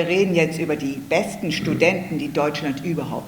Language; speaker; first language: German; native; German